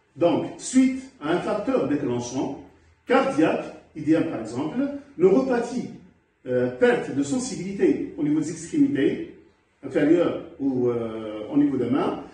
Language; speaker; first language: French; non-native, local second language; Arabic